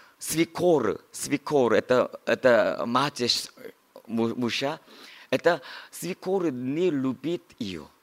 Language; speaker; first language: Russian; non-native, learner; Korean